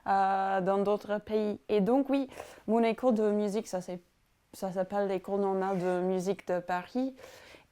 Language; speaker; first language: French; non-native, fluent; English